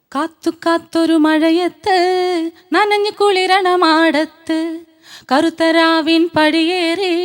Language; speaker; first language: Malayalam; native; Malayalam